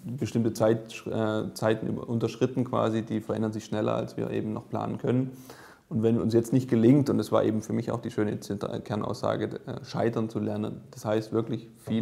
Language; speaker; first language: German; native; German